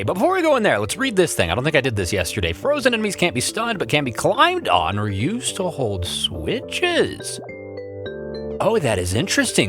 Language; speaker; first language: English; native; English